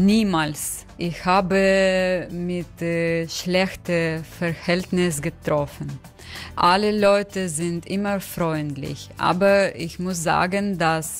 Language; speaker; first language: German; non-native, learner; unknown